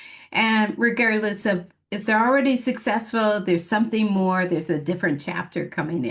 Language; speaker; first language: English; native; English